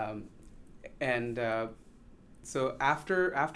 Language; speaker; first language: English; non-native, local second language; Tamil